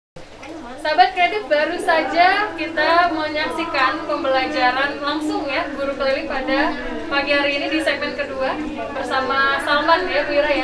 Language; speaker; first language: Indonesian; native; Indonesian